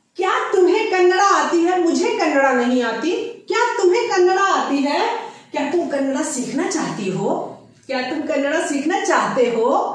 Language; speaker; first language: Hindi; native; Hindi